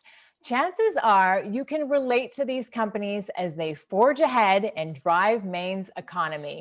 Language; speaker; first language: English; native; English